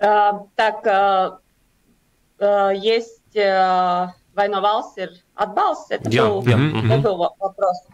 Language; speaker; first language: Russian; non-native, local second language; Latvian